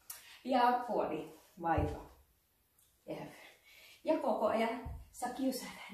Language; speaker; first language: Finnish; non-native, learner; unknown